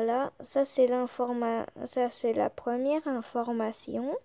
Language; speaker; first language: French; early bilingual, other home language; Polish